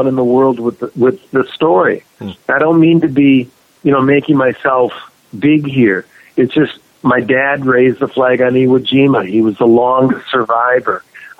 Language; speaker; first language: English; native; English